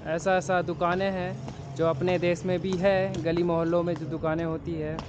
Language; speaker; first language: Hindi; native; Hindi